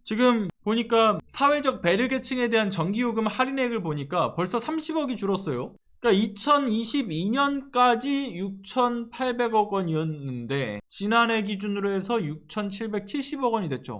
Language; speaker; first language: Korean; native; Korean